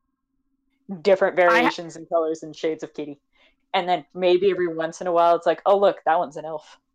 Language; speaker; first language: English; native; English